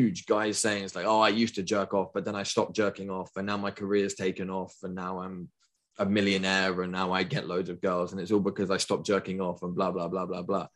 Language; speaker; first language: English; native; English